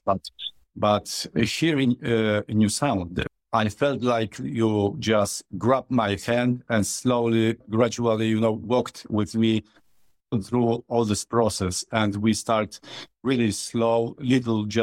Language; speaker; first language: English; non-native, fluent; Polish